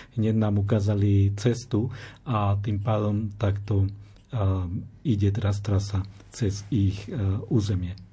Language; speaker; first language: Slovak; non-native, fluent; Spanish